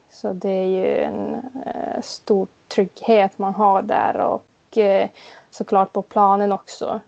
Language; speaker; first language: Swedish; non-native, local second language; Finnish